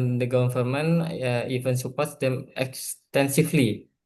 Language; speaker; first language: English; non-native, learner; Indonesian